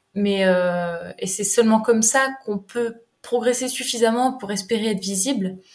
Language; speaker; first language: French; native; French